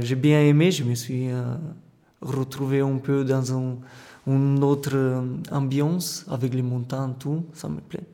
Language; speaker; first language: French; non-native, fluent; Romanian